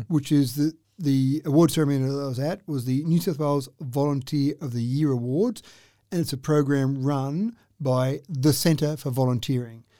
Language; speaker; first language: English; native; English